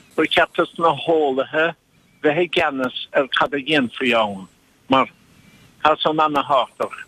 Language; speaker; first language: Irish; native; Irish